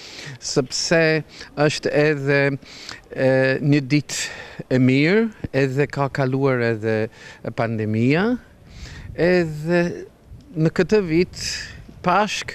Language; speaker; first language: Albanian; non-native, fluent; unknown